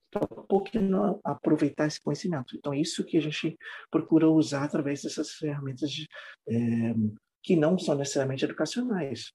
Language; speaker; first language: Portuguese; non-native, fluent; English